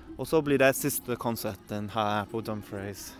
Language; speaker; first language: Norwegian; non-native, learner; English